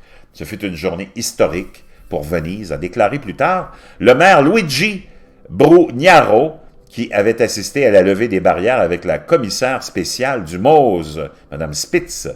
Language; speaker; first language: French; native; French